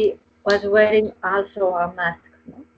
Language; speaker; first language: English; non-native, learner; Spanish